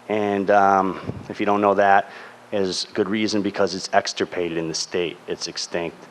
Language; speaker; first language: English; native; English